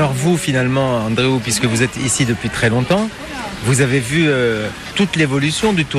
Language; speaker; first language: French; native; French